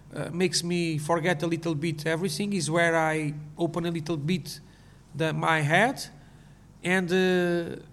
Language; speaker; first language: English; non-native, learner; Portuguese